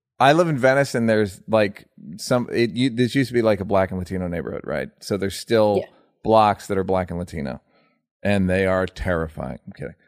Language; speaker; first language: English; native; English